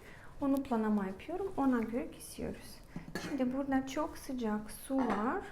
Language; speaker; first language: Turkish; non-native, learner; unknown